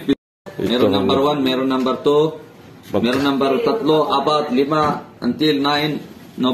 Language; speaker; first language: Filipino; non-native, learner; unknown